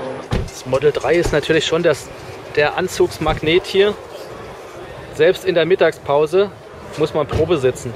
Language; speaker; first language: German; native; German